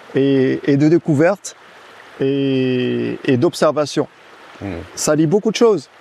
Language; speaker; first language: French; non-native, local second language; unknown